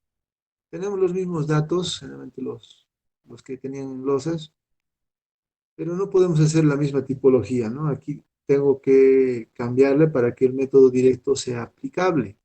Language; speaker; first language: Spanish; native; Spanish